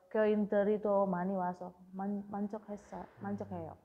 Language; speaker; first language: Korean; non-native, learner; Indonesian